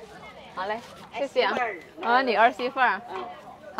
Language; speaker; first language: Chinese; non-native, fluent; Indonesian